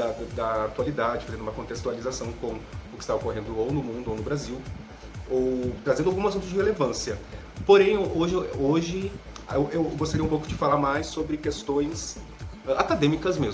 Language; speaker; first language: Portuguese; native; Portuguese